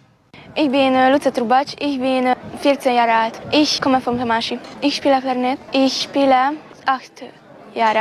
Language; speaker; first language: German; non-native, local second language; Hungarian